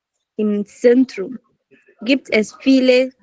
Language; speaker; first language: German; non-native, learner; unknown